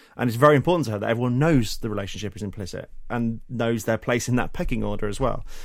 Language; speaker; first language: English; native; English